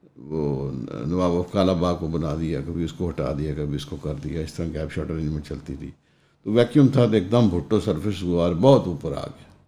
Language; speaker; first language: Urdu; non-native, local second language; Punjabi